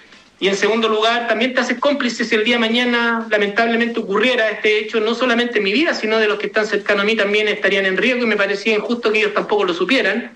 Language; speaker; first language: Spanish; native; Spanish